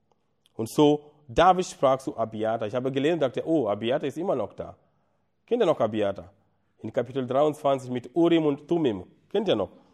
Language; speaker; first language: German; non-native, fluent; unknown